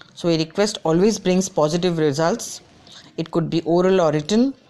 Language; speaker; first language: English; non-native, local second language; Gujarati